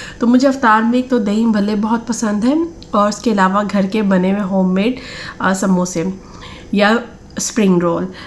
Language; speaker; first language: Urdu; native; Urdu